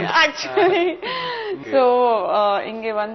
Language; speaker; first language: Tamil; non-native, fluent; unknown